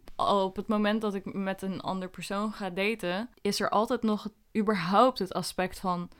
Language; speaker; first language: Dutch; early bilingual, other home language; Indonesian